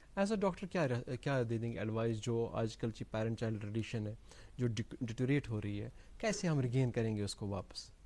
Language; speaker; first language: Urdu; non-native, local second language; Kashmiri